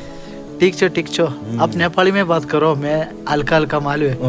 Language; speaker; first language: Hindi; non-native, learner; Malayalam